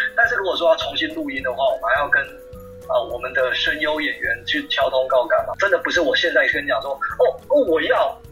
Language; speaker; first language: Chinese; non-native, local second language; Min Nan Chinese